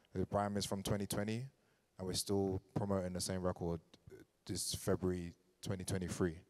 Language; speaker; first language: English; native; English